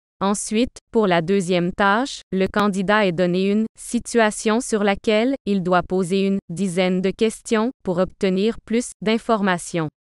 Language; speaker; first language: French; non-native, fluent; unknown